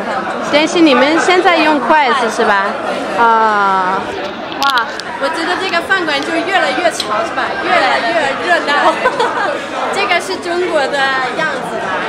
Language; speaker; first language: Chinese; non-native, fluent; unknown